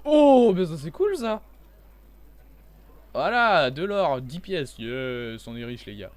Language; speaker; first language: French; native; French